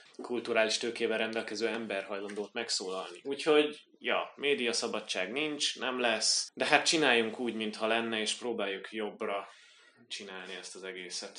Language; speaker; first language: Hungarian; native; Hungarian